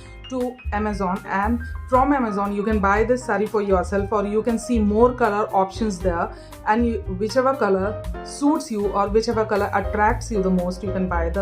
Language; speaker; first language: English; non-native, local second language; Hindi